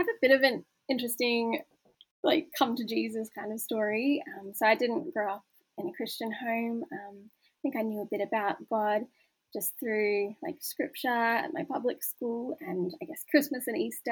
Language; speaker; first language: English; native; English